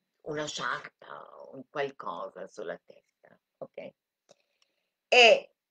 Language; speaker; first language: Italian; non-native, fluent; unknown